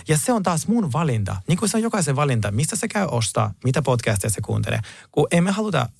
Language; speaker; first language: Finnish; non-native, fluent; Russian